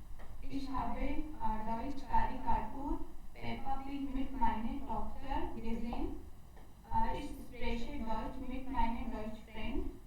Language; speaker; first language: German; non-native, learner; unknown